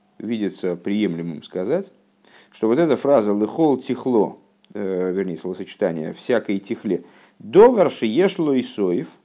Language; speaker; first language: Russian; native; Russian